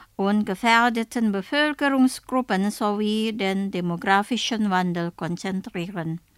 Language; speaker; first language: German; non-native, fluent; Indonesian